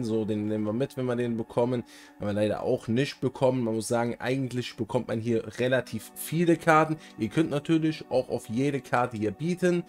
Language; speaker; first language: German; native; German